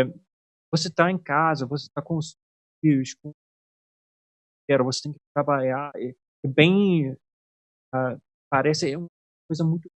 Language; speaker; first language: Portuguese; non-native, fluent; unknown